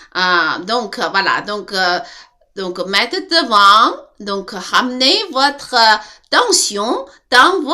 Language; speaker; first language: French; non-native, learner; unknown